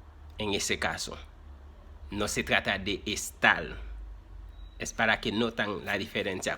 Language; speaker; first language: Spanish; non-native, fluent; Haitian Creole